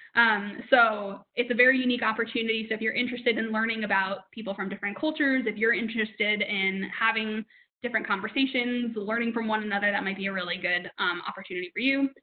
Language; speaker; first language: English; native; English